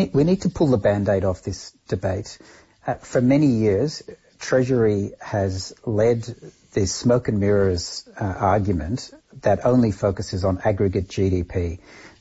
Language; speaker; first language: English; native; English